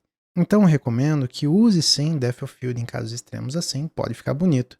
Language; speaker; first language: Portuguese; native; Portuguese